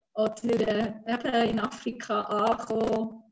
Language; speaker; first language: German; non-native, fluent; Swiss German